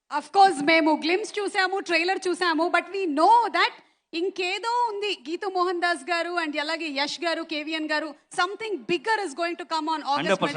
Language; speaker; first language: Telugu; native; Telugu